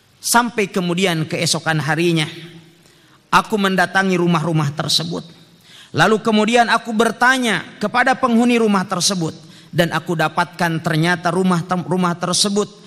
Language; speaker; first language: Indonesian; native; Indonesian